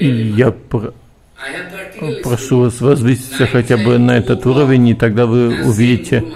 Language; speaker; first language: Russian; native; Russian